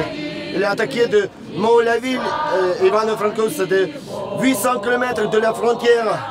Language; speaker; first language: French; non-native, learner; Ukrainian